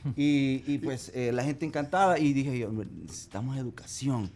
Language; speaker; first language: Spanish; native; Spanish